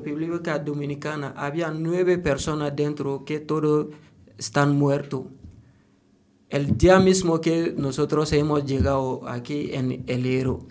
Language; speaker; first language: Spanish; non-native, learner; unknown